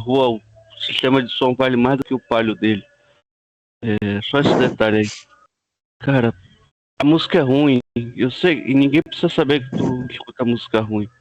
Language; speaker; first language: Portuguese; native; Portuguese